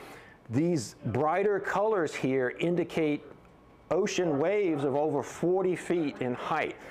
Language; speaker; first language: English; native; English